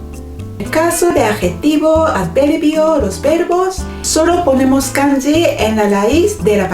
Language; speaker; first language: Spanish; non-native, fluent; Japanese